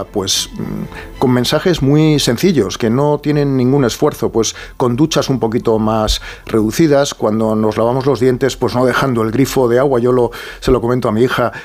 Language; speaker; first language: Spanish; native; Spanish